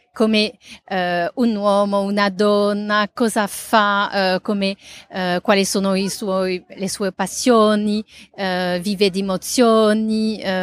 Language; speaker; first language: Italian; non-native, fluent; French